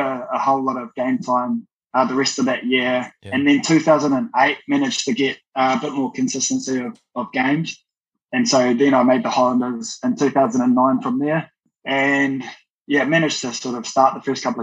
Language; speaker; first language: English; native; English